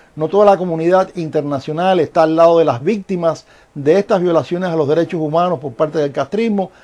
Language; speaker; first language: Spanish; native; Spanish